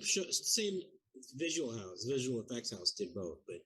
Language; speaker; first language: English; native; English